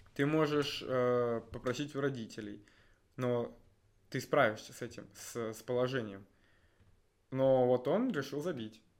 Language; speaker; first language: Russian; native; Russian